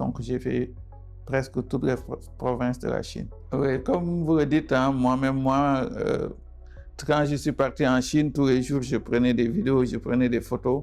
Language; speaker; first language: French; non-native, local second language; Wolof